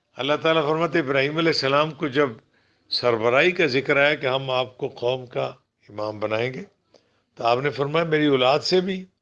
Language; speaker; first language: Urdu; non-native, local second language; Punjabi